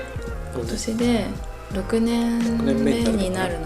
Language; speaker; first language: Japanese; native; Japanese